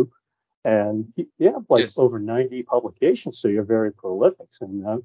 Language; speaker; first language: English; non-native, local second language; Cantonese